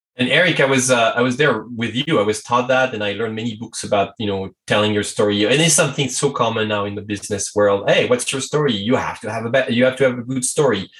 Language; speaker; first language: English; non-native, fluent; French